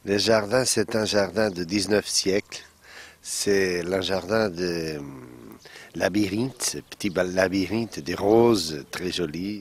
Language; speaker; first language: French; non-native, fluent; Portuguese